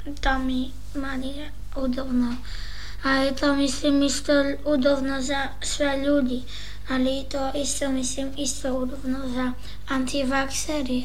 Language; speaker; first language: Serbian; early bilingual, heritage; Serbian